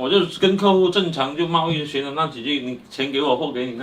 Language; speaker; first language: Chinese; native; Chinese